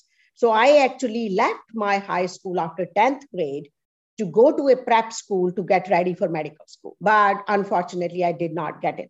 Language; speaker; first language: English; non-native, local second language; Punjabi